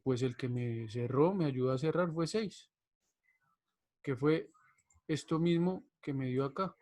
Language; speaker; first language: Spanish; native; Spanish